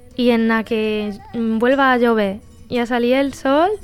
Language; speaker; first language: Spanish; native; Spanish